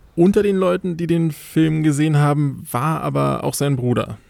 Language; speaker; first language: German; native; German